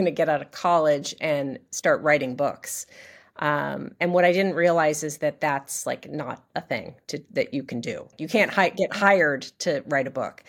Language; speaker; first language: English; native; English